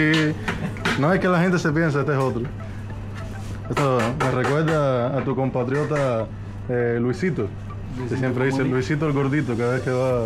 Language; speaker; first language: Spanish; native; Spanish